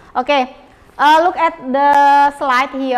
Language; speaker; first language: English; non-native, fluent; Indonesian